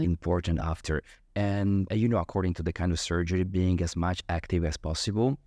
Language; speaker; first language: English; non-native, fluent; Italian